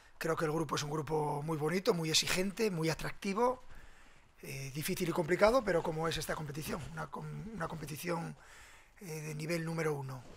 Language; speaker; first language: Spanish; native; Spanish